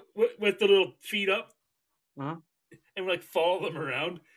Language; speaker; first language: English; native; English